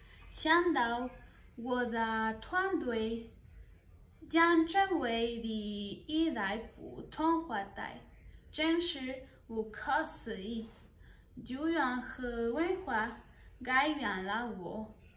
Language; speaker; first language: Chinese; non-native, learner; Spanish